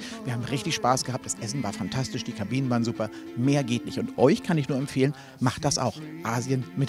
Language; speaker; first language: German; native; German